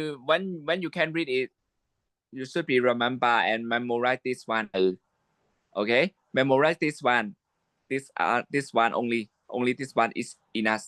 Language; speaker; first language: English; non-native, learner; Shan